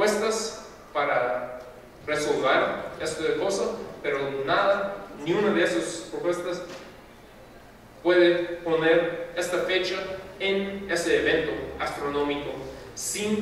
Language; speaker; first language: Spanish; non-native, fluent; English